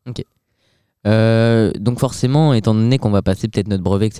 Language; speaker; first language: French; native; French